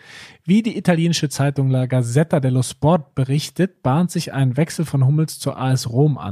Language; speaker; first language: German; native; German